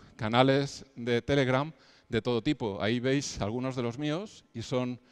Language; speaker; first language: Spanish; native; Spanish